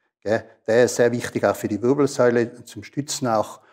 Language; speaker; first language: German; native; German